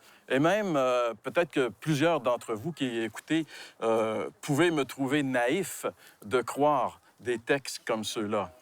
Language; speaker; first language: French; native; French